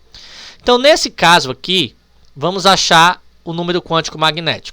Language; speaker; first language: Portuguese; native; Portuguese